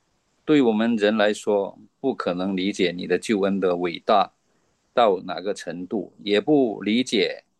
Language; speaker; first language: Chinese; native; Chinese